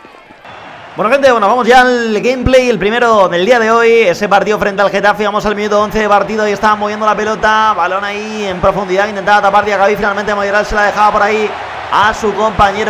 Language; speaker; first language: Spanish; native; Spanish